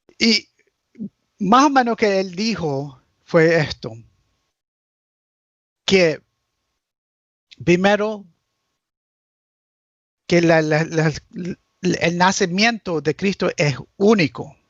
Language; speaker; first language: Spanish; early bilingual, heritage; Spanish